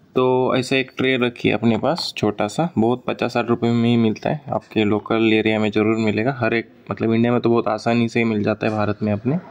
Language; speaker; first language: Hindi; non-native, local second language; Marathi